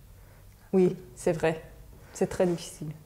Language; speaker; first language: French; non-native, fluent; English